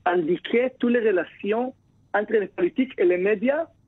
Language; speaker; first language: French; non-native, fluent; Hebrew